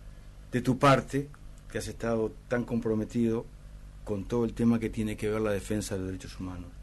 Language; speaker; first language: Spanish; native; Spanish